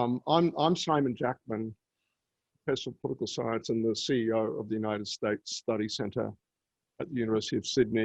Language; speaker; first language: English; native; English